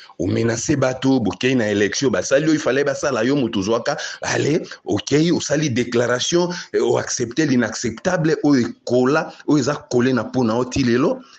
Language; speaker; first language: Lingala; native; Lingala